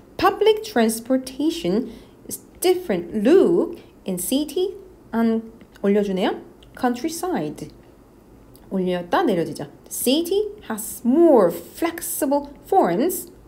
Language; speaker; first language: English; non-native, fluent; Korean